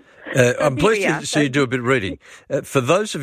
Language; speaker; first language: English; native; English